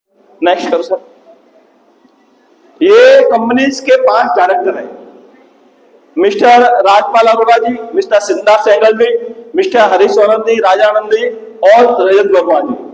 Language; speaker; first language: Hindi; native; Hindi